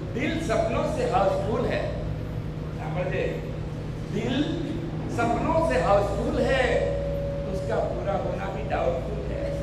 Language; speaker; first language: Hindi; non-native, local second language; Gujarati